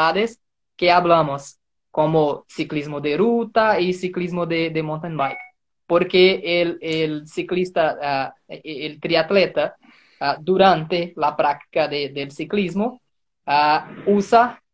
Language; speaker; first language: Spanish; non-native, fluent; Portuguese